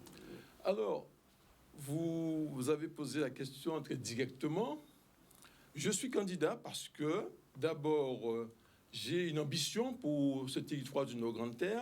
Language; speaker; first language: French; native; French